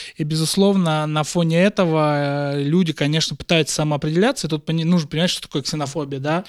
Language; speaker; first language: Russian; native; Russian